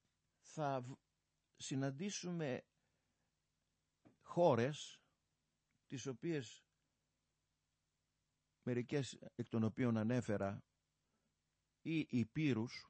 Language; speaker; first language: Greek; native; Greek